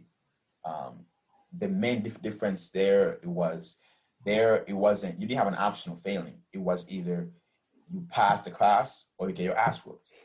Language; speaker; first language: English; early bilingual, other home language; Rundi